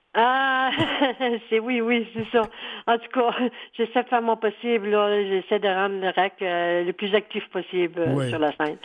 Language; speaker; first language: French; native; French